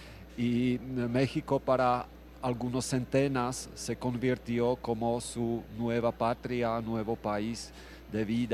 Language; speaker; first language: Spanish; non-native, fluent; Czech